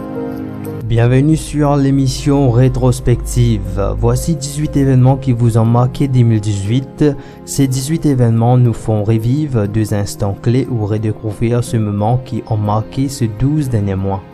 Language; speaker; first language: French; non-native, local second language; Morisyen